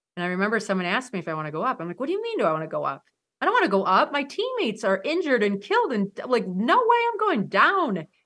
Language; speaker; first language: English; native; English